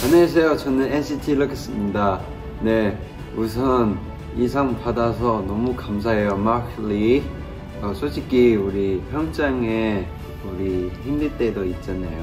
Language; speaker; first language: Korean; non-native, learner; Cantonese